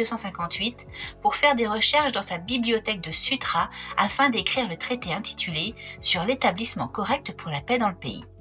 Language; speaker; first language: French; native; French